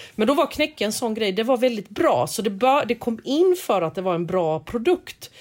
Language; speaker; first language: Swedish; early bilingual, other home language; Korean